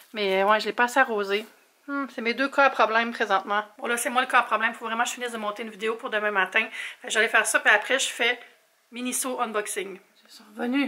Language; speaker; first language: French; native; French